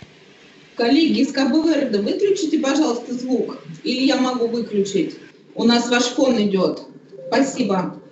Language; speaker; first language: Russian; native; Russian